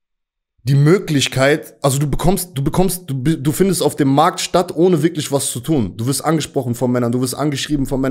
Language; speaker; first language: German; native; German